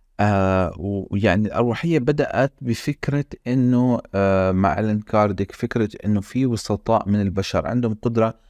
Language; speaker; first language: Arabic; native; Arabic